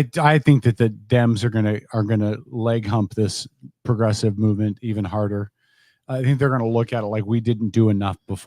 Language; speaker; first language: English; native; English